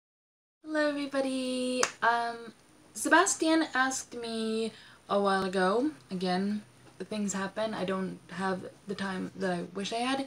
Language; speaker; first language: English; non-native, fluent; Swedish